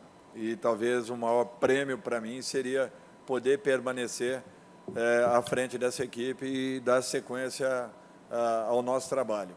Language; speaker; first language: Portuguese; native; Portuguese